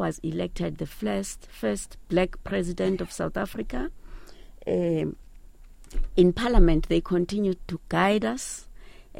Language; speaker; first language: English; non-native, local second language; Xhosa